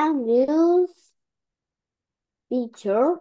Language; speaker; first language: English; non-native, learner; Korean